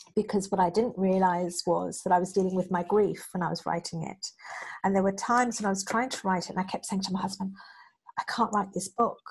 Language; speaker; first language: English; native; English